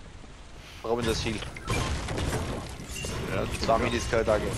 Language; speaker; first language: German; native; German